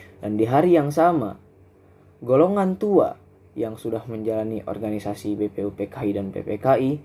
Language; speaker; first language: Indonesian; native; Indonesian